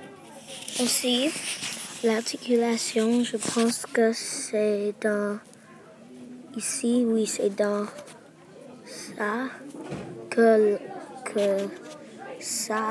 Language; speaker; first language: French; non-native, learner; English